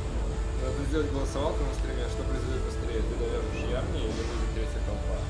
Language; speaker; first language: Russian; native; Russian